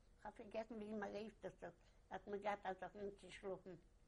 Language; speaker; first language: German; non-native, learner; Yiddish